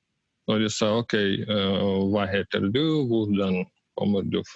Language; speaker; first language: Norwegian; non-native, learner; Russian